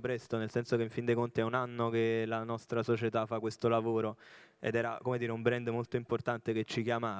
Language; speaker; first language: Italian; native; Italian